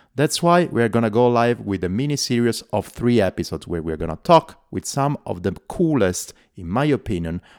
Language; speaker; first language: English; non-native, fluent; Italian